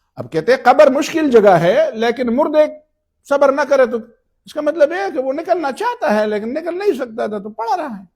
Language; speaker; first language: Urdu; non-native, local second language; Pashto